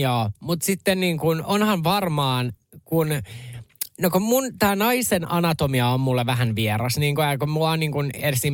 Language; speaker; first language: Finnish; native; Finnish